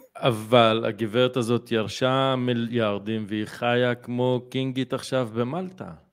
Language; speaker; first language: Hebrew; native; Hebrew